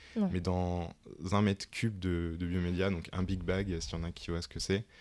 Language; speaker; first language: French; native; French